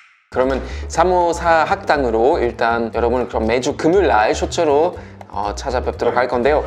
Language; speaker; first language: Korean; non-native, fluent; German